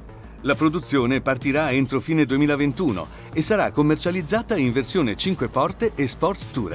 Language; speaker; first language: Italian; native; Italian